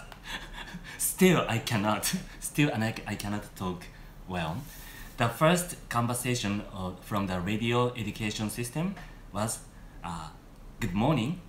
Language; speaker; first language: English; non-native, learner; Japanese